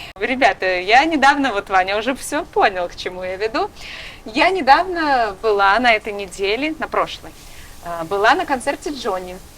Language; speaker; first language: Russian; native; Russian